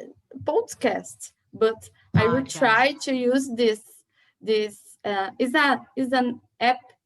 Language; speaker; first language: English; non-native, learner; Portuguese